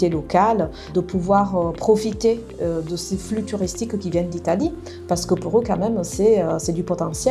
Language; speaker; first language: French; non-native, fluent; Italian